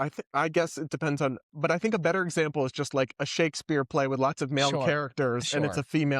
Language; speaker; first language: English; native; English